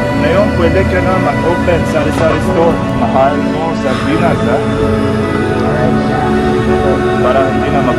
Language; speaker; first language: Filipino; non-native, learner; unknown